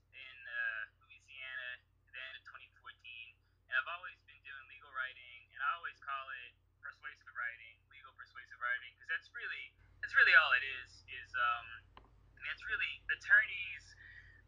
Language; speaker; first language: English; native; English